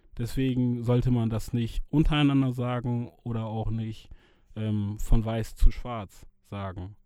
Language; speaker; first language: German; early bilingual, other home language; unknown